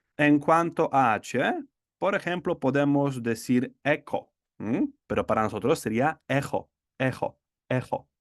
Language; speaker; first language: Spanish; non-native, fluent; Polish